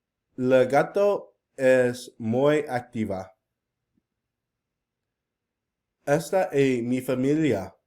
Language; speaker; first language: Spanish; non-native, learner; English